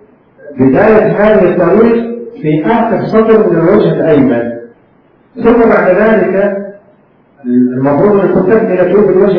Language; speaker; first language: Arabic; native; Arabic